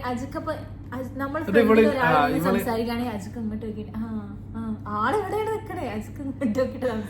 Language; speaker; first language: Malayalam; native; Malayalam